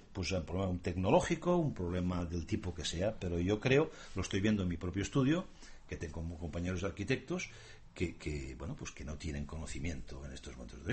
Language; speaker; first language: Spanish; native; Spanish